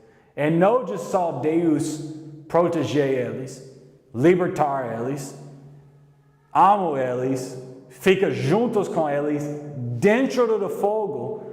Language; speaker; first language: Portuguese; non-native, learner; English